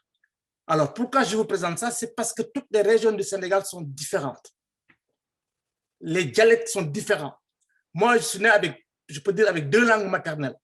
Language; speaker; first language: French; non-native, local second language; Fula